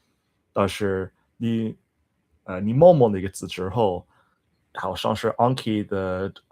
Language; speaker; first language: Chinese; non-native, learner; English